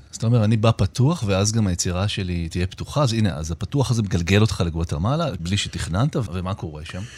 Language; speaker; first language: Hebrew; native; Hebrew